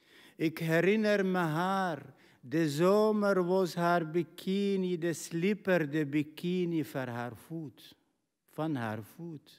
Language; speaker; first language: Dutch; non-native, fluent; Arabic